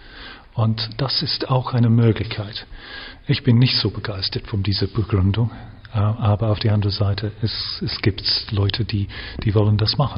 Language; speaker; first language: German; non-native, fluent; English